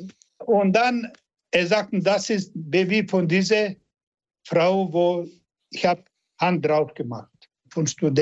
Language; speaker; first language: German; non-native, learner; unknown